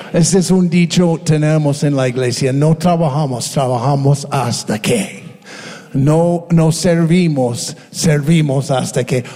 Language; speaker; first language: Spanish; non-native, fluent; English